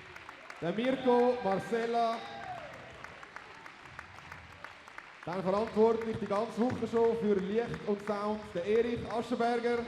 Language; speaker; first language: German; native; German